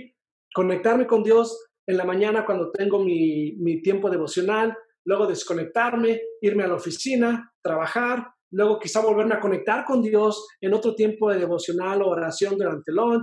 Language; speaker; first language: Spanish; native; Spanish